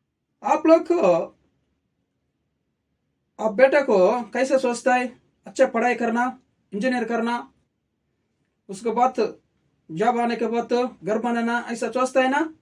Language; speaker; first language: Hindi; non-native, local second language; Telugu